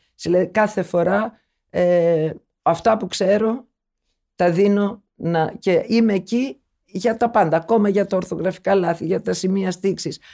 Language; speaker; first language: Greek; early bilingual, other home language; Turkish